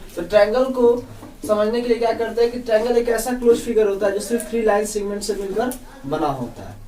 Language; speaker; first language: Hindi; native; Hindi